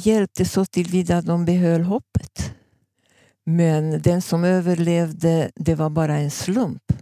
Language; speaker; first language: Swedish; non-native, fluent; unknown